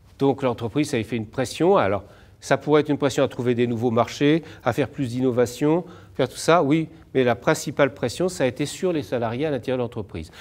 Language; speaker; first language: French; native; French